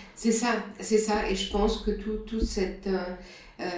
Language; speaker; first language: French; non-native, fluent; German